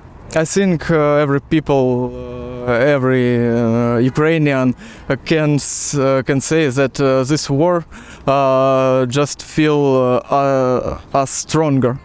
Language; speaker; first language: English; non-native, learner; Ukrainian